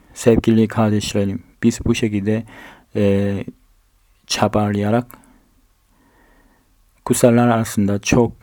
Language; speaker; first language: Turkish; non-native, fluent; Korean